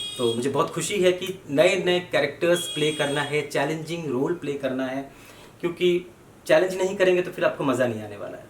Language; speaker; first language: Hindi; non-native, local second language; Bangla